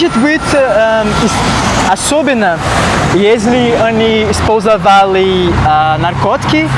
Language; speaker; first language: Russian; non-native, learner; Portuguese